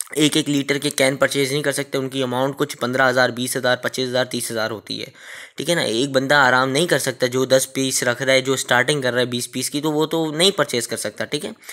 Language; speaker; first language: Urdu; native; Urdu